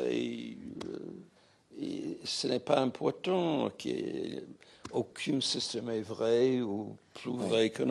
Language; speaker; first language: French; non-native, fluent; English